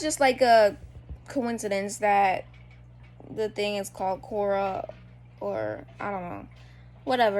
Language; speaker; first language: English; native; English